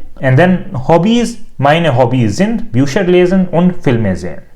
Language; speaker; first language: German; non-native, learner; Urdu